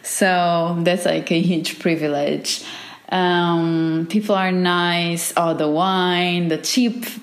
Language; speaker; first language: English; non-native, fluent; Portuguese